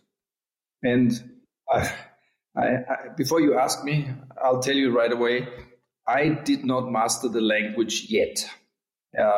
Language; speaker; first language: English; non-native, fluent; German